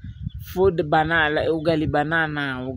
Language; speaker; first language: English; non-native, learner; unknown